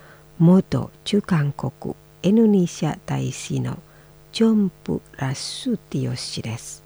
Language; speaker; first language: Japanese; non-native, fluent; Indonesian